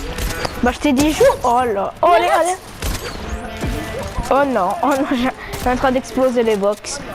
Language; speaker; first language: French; native; French